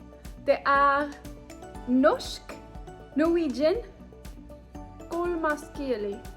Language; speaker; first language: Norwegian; non-native, fluent; English